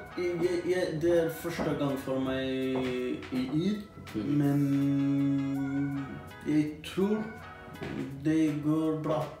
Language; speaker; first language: Norwegian; non-native, learner; Persian